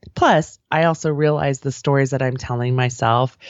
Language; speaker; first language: English; native; English